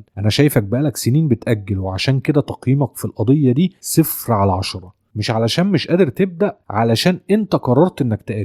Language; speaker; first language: Arabic; native; Arabic